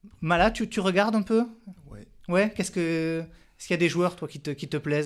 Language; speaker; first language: French; native; French